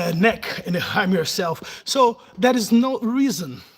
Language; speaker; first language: English; non-native, fluent; Portuguese